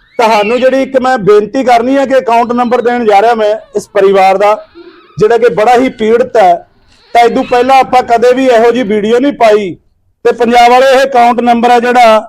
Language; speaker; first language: Punjabi; native; Punjabi